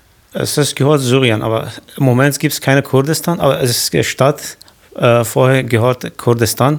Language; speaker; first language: German; non-native, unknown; Kurdish